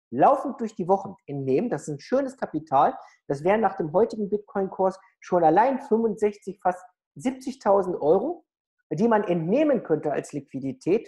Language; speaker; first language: German; native; German